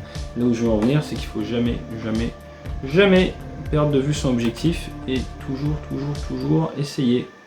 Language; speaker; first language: French; native; French